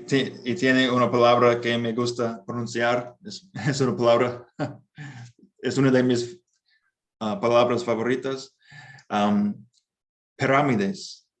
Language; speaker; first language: Spanish; non-native, fluent; English